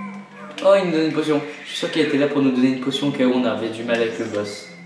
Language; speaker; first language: French; native; French